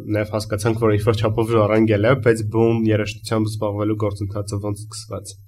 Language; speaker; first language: Armenian; native; Armenian